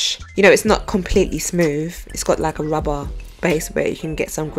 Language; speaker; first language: English; native; English